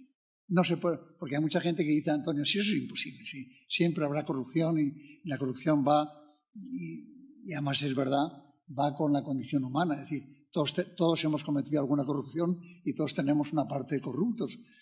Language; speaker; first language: Spanish; native; Spanish